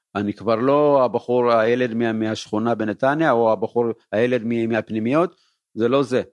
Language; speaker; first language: Hebrew; early bilingual, other home language; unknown